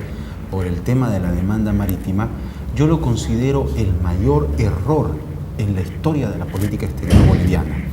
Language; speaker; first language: Spanish; native; Spanish